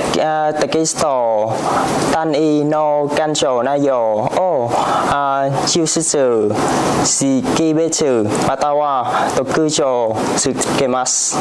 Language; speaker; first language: Japanese; non-native, learner; Vietnamese